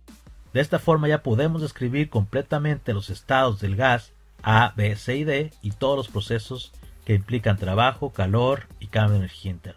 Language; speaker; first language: Spanish; native; Spanish